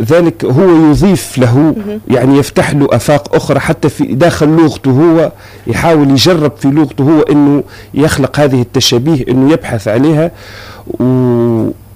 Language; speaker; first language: Arabic; native; Arabic